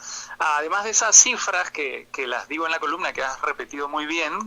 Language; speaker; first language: Spanish; native; Spanish